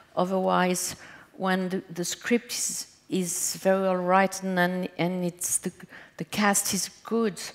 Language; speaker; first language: English; non-native, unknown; French